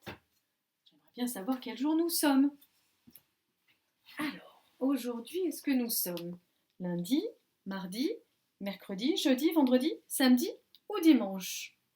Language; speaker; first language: French; native; French